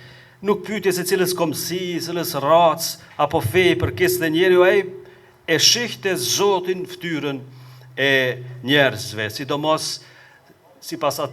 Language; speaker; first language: Albanian; native; Albanian